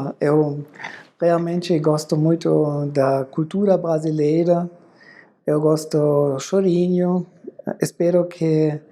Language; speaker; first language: Portuguese; non-native, fluent; German